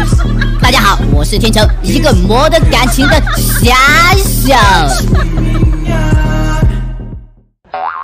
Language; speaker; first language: Chinese; native; Chinese